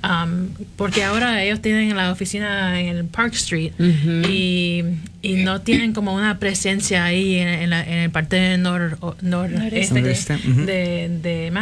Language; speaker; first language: Spanish; early bilingual, heritage; Spanish